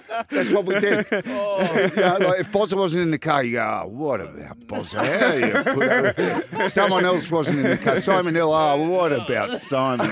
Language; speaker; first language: English; native; English